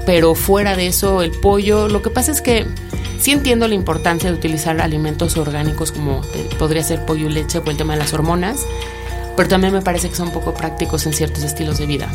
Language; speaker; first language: Spanish; native; Spanish